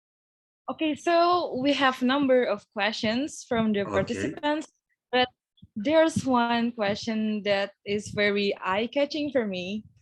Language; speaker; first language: English; non-native, fluent; Indonesian